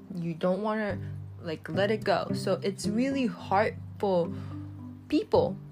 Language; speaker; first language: English; non-native, fluent; Japanese